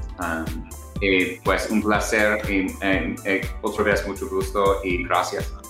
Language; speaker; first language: Spanish; non-native, learner; English